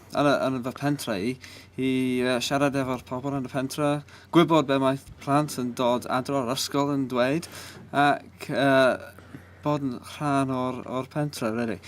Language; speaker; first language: Welsh; non-native, learner; English